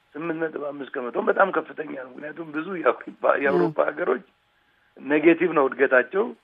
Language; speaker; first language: Amharic; non-native, local second language; Tigrinya